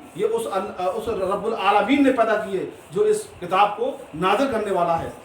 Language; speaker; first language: Urdu; native; Urdu